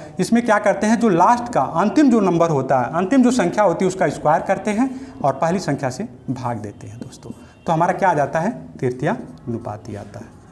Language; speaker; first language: Hindi; native; Hindi